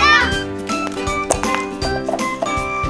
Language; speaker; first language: Japanese; native; Japanese